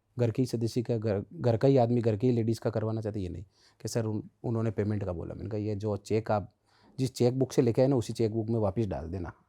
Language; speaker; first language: Hindi; native; Hindi